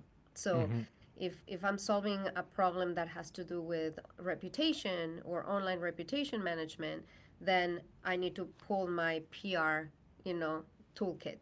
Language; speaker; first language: English; non-native, fluent; Spanish